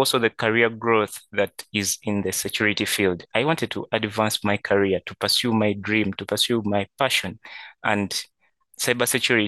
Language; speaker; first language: English; non-native, local second language; Ganda